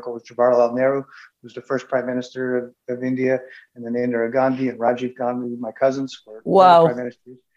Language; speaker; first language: English; native; English